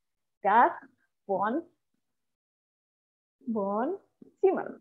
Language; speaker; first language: German; non-native, fluent; Indonesian